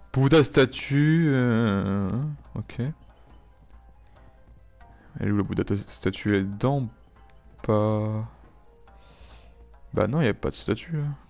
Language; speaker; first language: French; native; French